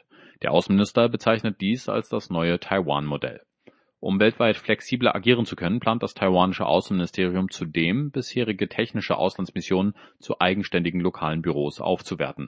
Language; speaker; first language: German; native; German